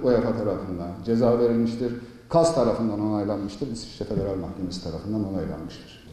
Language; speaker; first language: Turkish; native; Turkish